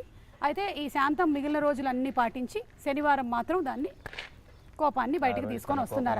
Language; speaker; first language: Telugu; native; Telugu